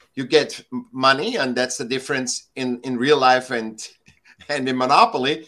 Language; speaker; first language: English; non-native, fluent; German